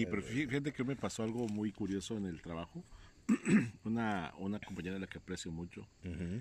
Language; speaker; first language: Spanish; native; Spanish